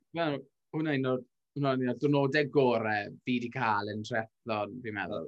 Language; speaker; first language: Welsh; native; Welsh